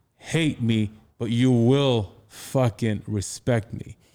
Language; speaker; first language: English; non-native, local second language; Igbo